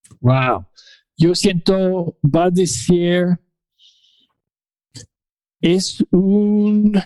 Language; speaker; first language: Spanish; non-native, fluent; English